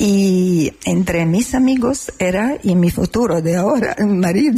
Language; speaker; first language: Spanish; non-native, learner; Serbian